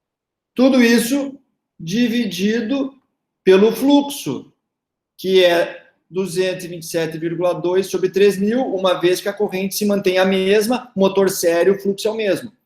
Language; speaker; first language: Portuguese; native; Portuguese